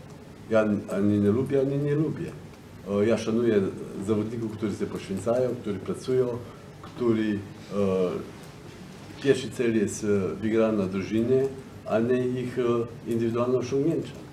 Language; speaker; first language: Polish; non-native, fluent; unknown